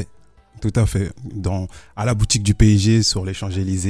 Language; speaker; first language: French; early bilingual, other home language; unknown